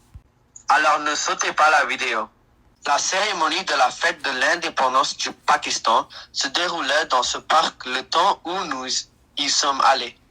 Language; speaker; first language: French; non-native, learner; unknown